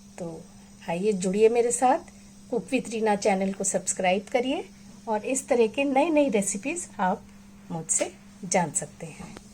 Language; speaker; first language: Hindi; non-native, local second language; Bangla